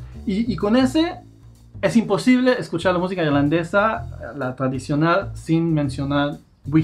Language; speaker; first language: Spanish; non-native, fluent; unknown